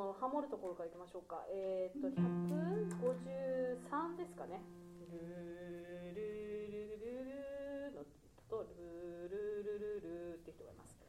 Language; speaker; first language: Japanese; native; Japanese